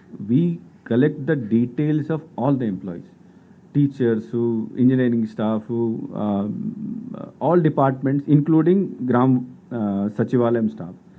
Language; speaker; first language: English; non-native, local second language; Telugu